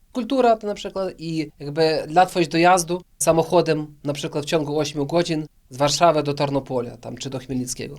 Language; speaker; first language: Polish; early bilingual, heritage; Polish